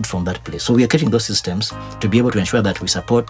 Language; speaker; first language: English; non-native, local second language; Luo (Kenya and Tanzania)